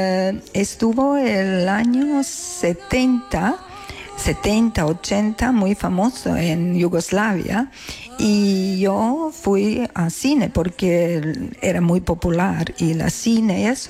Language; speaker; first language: Spanish; non-native, learner; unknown